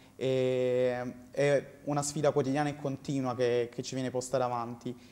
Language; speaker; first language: Italian; native; Italian